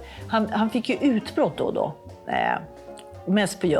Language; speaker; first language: Swedish; native; Swedish